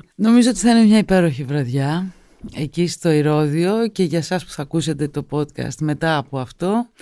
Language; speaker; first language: Greek; native; Greek